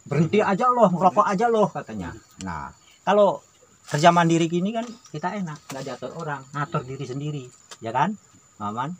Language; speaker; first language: Indonesian; non-native, local second language; Javanese